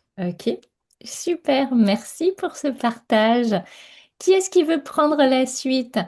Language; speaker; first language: French; native; French